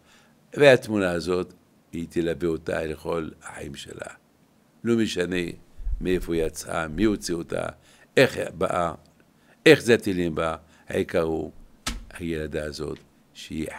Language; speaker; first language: Hebrew; non-native, fluent; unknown